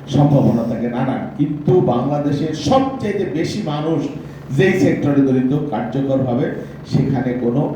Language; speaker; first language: Bangla; native; Bangla